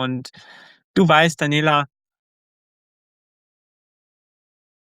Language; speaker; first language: German; early bilingual, other home language; Croatian